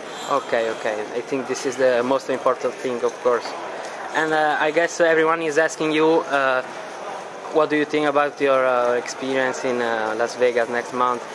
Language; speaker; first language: English; non-native, fluent; Italian